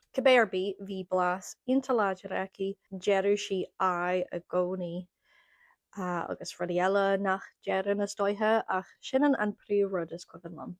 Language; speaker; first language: Irish; non-native, local second language; English